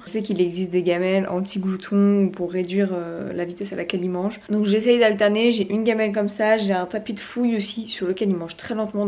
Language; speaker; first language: French; native; French